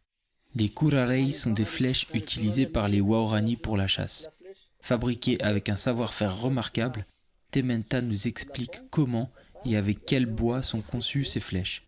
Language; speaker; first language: French; native; French